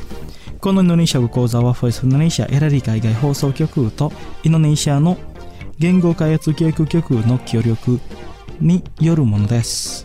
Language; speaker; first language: Japanese; non-native, fluent; Indonesian